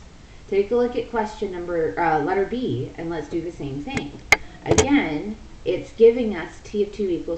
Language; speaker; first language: English; native; English